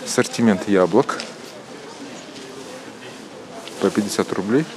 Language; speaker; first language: Russian; native; Russian